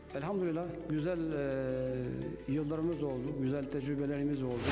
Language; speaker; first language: Turkish; non-native, fluent; Albanian